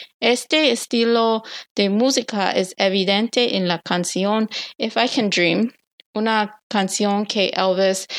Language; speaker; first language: Spanish; non-native, learner; English